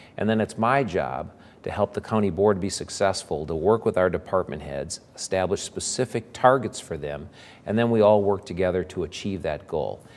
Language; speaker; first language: English; native; English